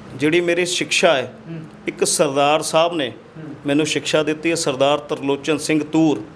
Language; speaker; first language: Punjabi; non-native, local second language; Hindi